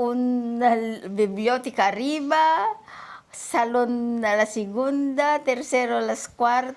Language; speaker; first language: Spanish; non-native, learner; Filipino